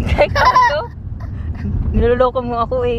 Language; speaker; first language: Filipino; non-native, local second language; Cebuano